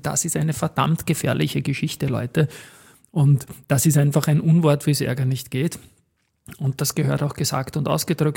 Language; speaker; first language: German; native; German